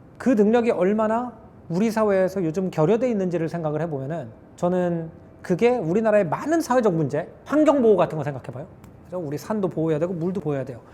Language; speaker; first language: Korean; native; Korean